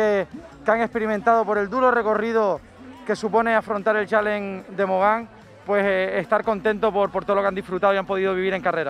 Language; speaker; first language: Spanish; native; Spanish